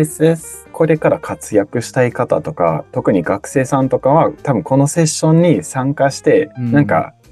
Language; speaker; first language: Japanese; native; Japanese